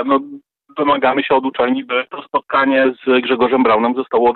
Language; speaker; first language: Polish; native; Polish